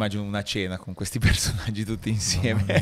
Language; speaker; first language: Italian; native; Italian